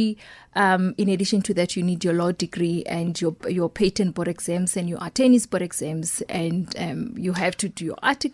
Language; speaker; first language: English; non-native, local second language; Northern Sotho